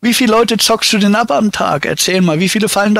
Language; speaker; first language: German; native; German